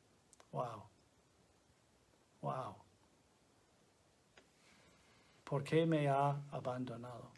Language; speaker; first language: Spanish; non-native, fluent; English